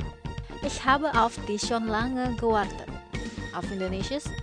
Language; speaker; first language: German; non-native, fluent; Indonesian